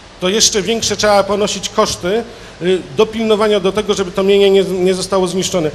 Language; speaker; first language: Polish; native; Polish